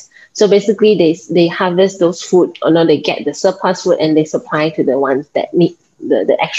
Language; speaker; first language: English; non-native, local second language; Min Nan Chinese